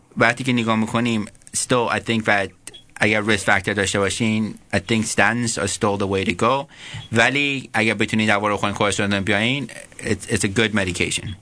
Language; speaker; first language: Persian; early bilingual, heritage; Persian